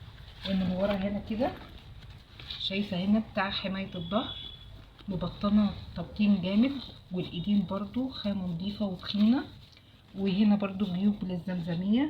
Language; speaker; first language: Arabic; native; Arabic